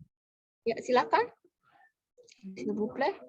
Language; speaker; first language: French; non-native, fluent; Indonesian